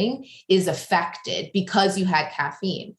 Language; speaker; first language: English; native; English